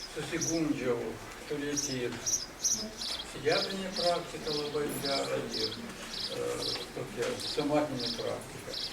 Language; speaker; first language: Lithuanian; non-native, local second language; Russian